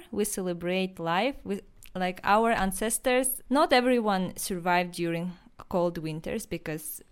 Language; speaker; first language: English; non-native, fluent; Yakut